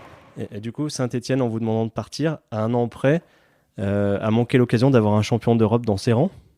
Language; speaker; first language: French; native; French